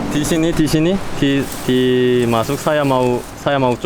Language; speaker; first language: Indonesian; non-native, learner; Korean